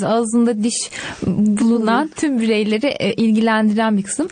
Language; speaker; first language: Turkish; native; Turkish